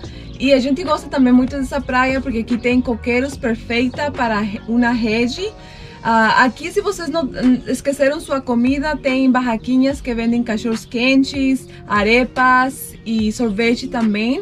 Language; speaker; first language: Portuguese; non-native, fluent; Spanish